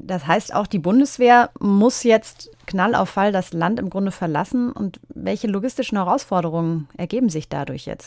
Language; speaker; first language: German; native; German